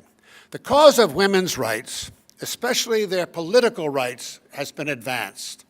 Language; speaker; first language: English; native; English